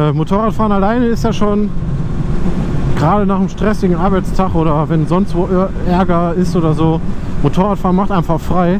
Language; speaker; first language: German; native; German